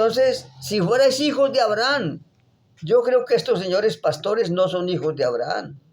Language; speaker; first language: Spanish; native; Spanish